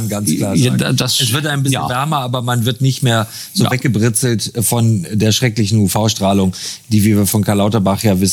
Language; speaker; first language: German; native; German